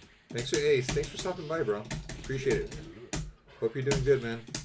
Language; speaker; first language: English; native; English